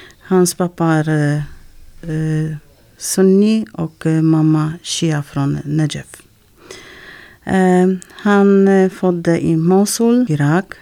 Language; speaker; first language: Swedish; non-native, learner; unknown